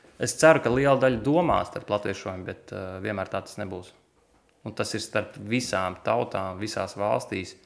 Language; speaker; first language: Latvian; native; Latvian